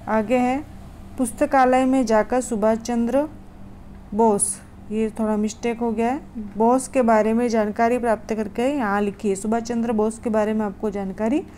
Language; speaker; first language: Hindi; non-native, local second language; Gujarati